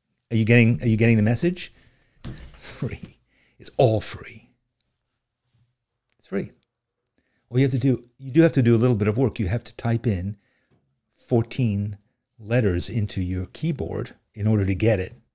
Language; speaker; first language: English; native; English